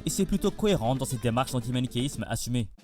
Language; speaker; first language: French; native; French